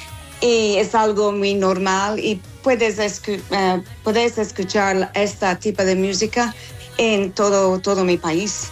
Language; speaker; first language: Spanish; non-native, learner; English